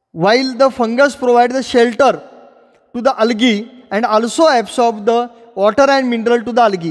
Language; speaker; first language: English; non-native, local second language; Marathi